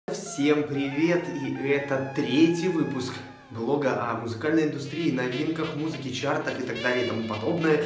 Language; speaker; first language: Russian; native; Russian